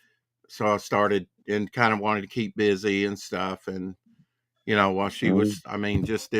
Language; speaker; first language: English; native; English